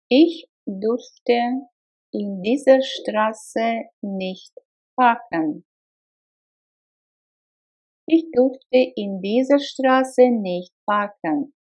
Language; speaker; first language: German; non-native, fluent; Russian